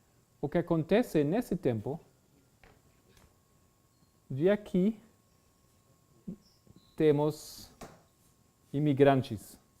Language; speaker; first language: Portuguese; non-native, fluent; Spanish